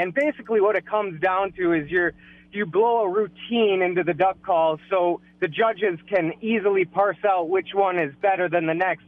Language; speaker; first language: English; native; English